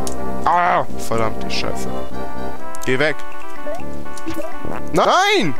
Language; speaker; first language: German; native; German